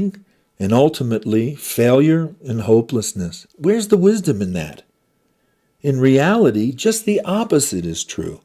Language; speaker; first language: English; native; English